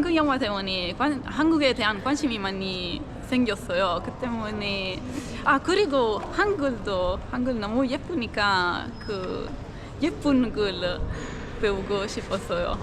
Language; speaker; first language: Korean; non-native, fluent; Italian